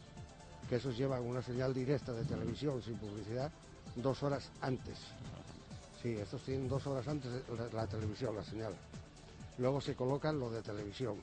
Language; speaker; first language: Spanish; native; Spanish